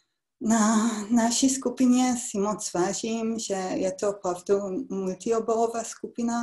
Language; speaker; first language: Czech; non-native, fluent; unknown